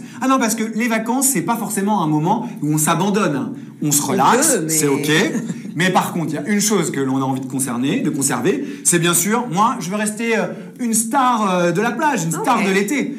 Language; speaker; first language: French; native; French